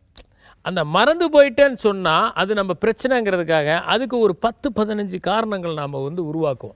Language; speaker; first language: Tamil; native; Tamil